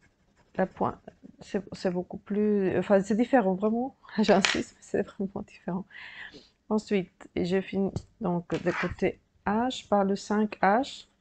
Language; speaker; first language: French; native; French